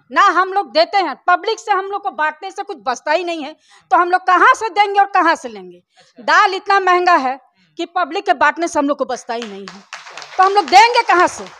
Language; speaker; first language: Hindi; native; Hindi